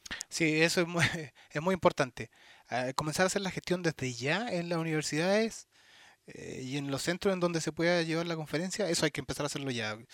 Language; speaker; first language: Spanish; native; Spanish